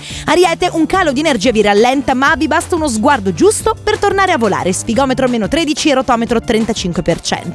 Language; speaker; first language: Italian; native; Italian